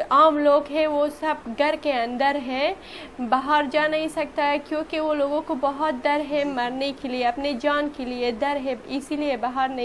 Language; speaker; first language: Hindi; non-native, learner; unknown